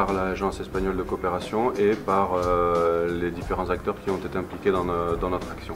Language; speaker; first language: French; non-native, fluent; Spanish